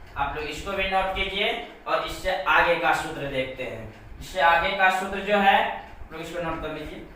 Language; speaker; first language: Hindi; native; Hindi